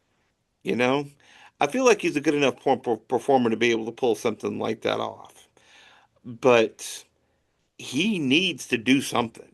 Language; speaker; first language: English; native; English